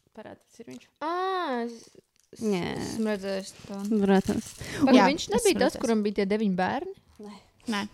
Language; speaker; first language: Latvian; native; Latvian